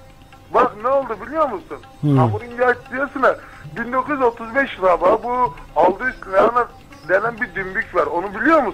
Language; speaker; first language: Turkish; native; Turkish